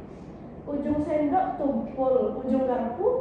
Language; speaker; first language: Indonesian; native; Indonesian